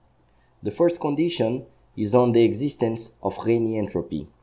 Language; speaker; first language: English; non-native, fluent; Portuguese